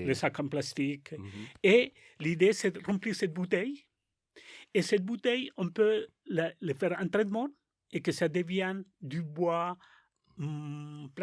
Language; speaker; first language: French; non-native, learner; Spanish